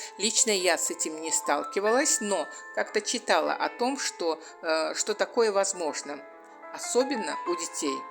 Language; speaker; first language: Russian; non-native, local second language; Azerbaijani